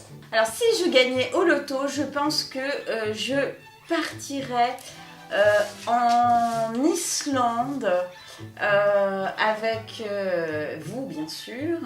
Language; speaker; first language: French; native; French